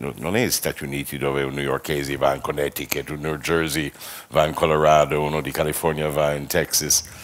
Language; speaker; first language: Italian; non-native, fluent; English